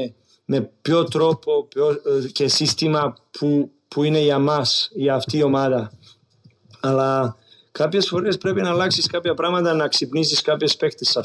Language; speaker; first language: Greek; non-native, learner; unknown